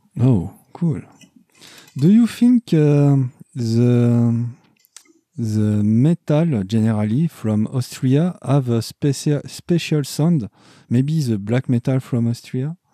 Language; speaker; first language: English; non-native, learner; French